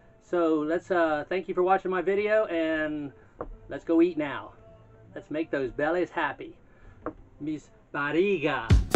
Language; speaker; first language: English; native; English